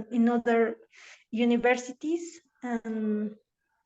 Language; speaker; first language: English; non-native, learner; Spanish